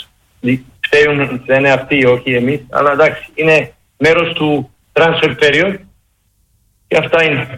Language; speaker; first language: Greek; non-native, learner; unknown